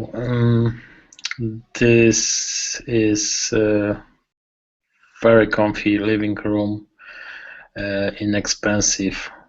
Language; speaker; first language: English; non-native, learner; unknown